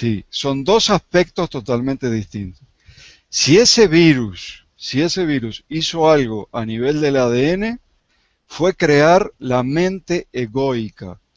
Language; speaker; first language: Spanish; native; Spanish